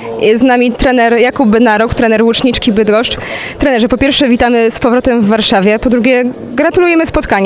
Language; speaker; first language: Polish; native; Polish